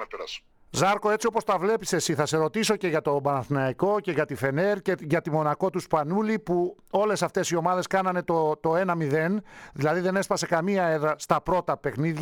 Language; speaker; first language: Greek; native; Greek